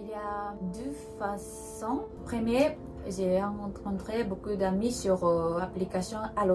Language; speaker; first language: French; non-native, learner; Japanese